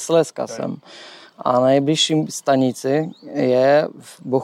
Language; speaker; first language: Czech; non-native, learner; Polish